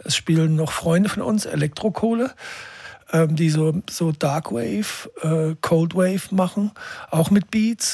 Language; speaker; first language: German; native; German